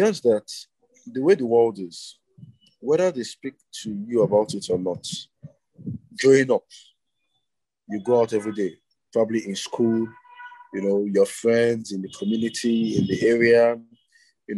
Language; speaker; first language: English; non-native, local second language; Igbo